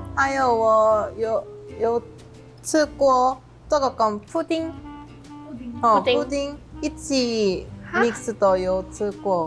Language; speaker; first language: Chinese; non-native, learner; Korean